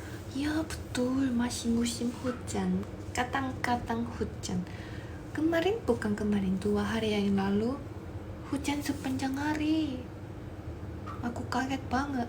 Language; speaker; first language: Indonesian; non-native, fluent; Korean